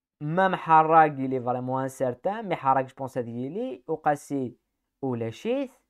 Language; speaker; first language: French; native; French